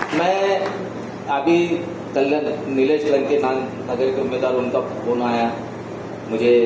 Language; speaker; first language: Hindi; non-native, local second language; Marathi